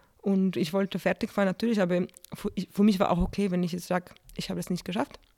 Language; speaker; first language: German; non-native, fluent; Polish